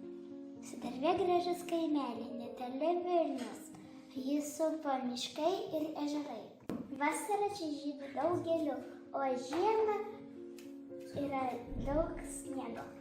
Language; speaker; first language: Lithuanian; non-native, local second language; Polish